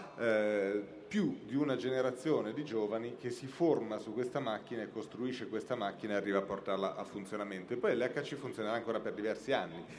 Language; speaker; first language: Italian; native; Italian